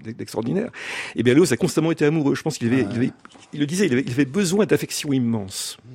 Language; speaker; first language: French; native; French